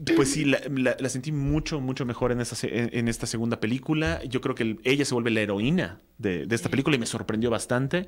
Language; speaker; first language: Spanish; native; Spanish